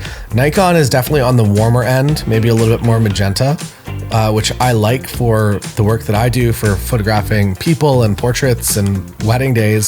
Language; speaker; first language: English; native; English